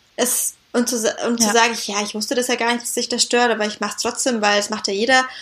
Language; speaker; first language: German; native; German